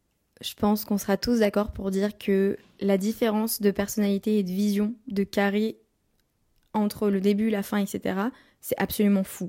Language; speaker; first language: French; native; French